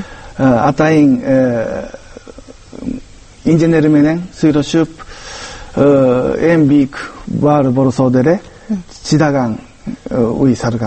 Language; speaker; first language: Kyrgyz; non-native, fluent; Japanese